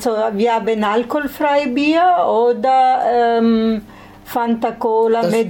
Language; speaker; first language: German; non-native, learner; Italian